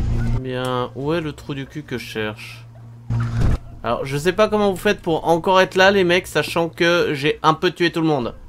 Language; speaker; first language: French; native; French